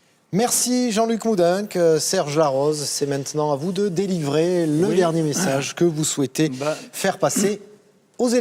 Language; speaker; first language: French; native; French